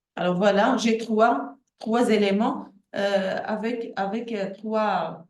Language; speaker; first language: French; non-native, local second language; Arabic